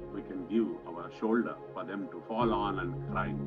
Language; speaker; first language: English; non-native, local second language; Kannada